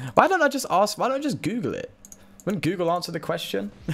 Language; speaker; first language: English; native; English